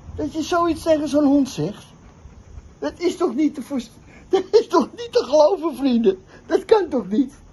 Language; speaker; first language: Dutch; native; Dutch